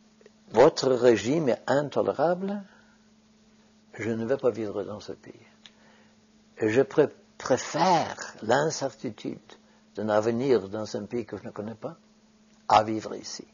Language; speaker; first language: French; non-native, fluent; Norwegian